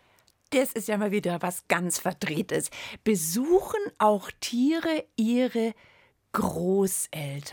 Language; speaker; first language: German; native; German